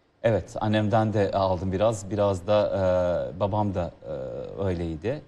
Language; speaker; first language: Turkish; non-native, fluent; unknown